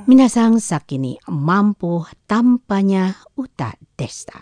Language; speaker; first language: Japanese; non-native, learner; Indonesian